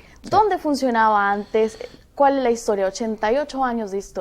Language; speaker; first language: Spanish; native; Spanish